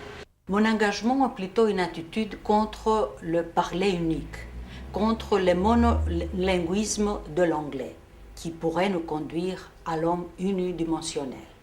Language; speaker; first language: French; non-native, fluent; Greek